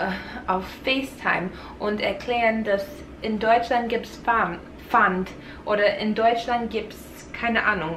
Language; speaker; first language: German; non-native, fluent; English